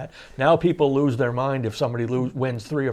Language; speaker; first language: English; native; English